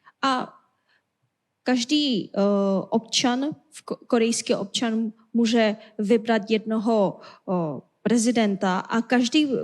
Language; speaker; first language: Czech; non-native, fluent; Korean